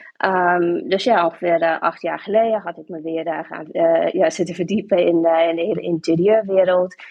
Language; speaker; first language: Dutch; non-native, local second language; English